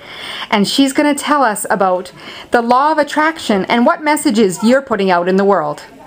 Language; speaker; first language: English; native; English